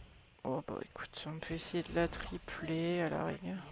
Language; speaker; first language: French; native; French